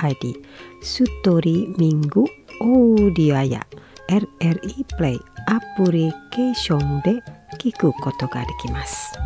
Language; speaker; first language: Japanese; non-native, fluent; Indonesian